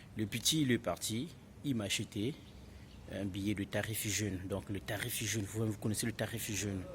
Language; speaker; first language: French; non-native, local second language; Lingala